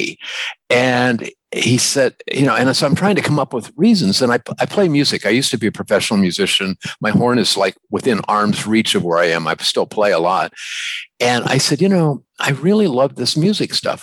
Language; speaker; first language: English; native; English